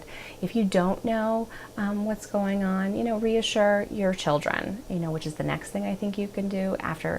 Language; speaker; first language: English; native; English